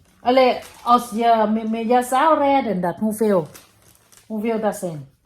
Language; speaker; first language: Dutch; non-native, learner; Thai